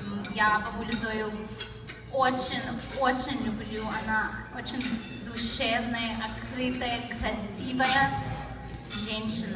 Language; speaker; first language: Russian; early bilingual, heritage; English